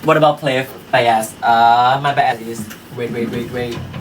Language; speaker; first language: English; non-native, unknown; Thai